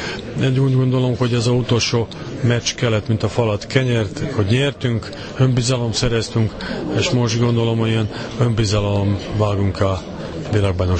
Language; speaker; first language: Hungarian; non-native, learner; Serbian